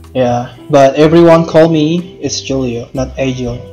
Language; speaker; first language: English; non-native, learner; Indonesian